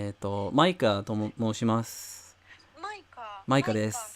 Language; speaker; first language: Japanese; non-native, fluent; English